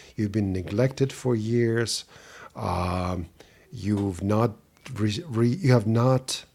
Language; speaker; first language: English; non-native, fluent; Russian